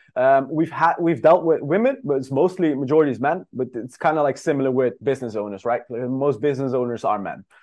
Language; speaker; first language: English; non-native, fluent; Dutch